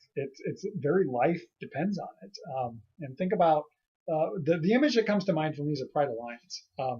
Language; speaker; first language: English; native; English